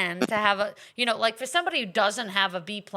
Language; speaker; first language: English; native; English